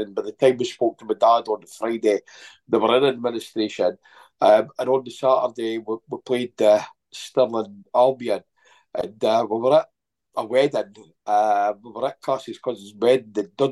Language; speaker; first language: English; native; English